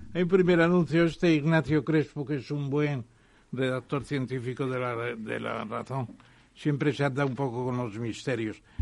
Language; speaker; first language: Spanish; native; Spanish